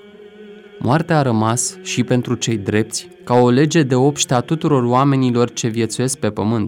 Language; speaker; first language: Romanian; native; Romanian